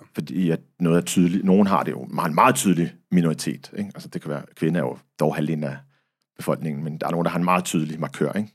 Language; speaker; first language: Danish; early bilingual, other home language; Arabic